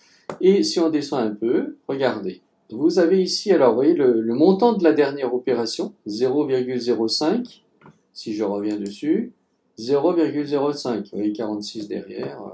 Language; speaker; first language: French; native; French